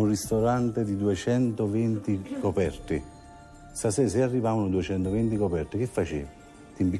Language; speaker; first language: Italian; native; Italian